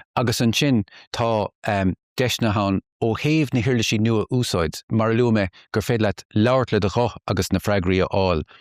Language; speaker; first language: Irish; native; Irish